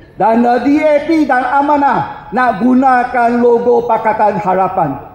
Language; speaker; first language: Malay; non-native, local second language; Chinese